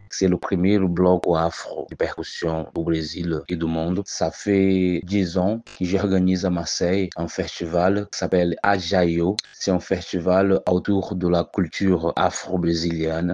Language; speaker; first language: French; non-native, fluent; Portuguese